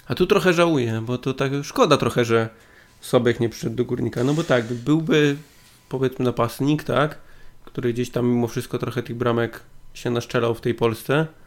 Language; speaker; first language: Polish; native; Polish